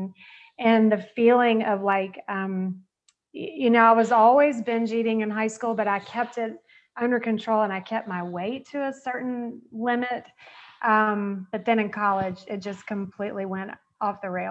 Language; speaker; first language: English; native; English